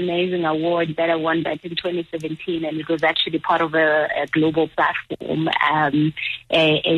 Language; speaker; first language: English; non-native, local second language; Xhosa